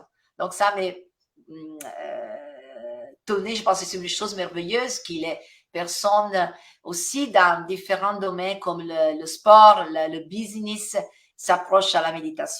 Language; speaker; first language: French; non-native, fluent; Italian